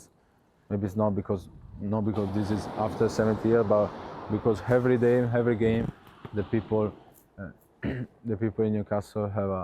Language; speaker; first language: English; non-native, learner; Italian